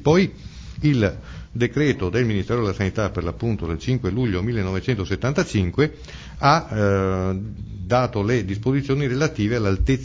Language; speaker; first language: Italian; native; Italian